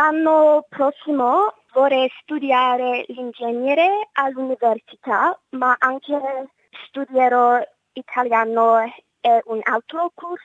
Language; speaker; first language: Italian; non-native, learner; English